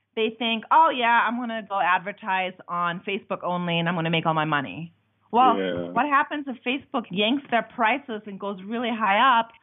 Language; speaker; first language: English; non-native, fluent; German